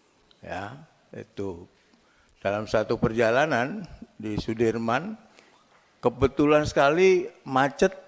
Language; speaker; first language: Indonesian; native; Indonesian